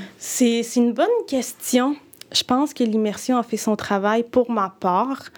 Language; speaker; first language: French; early bilingual, other home language; Spanish